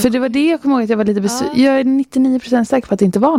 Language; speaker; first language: Swedish; native; Swedish